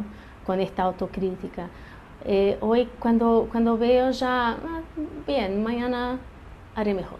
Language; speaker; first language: Spanish; early bilingual, heritage; Portuguese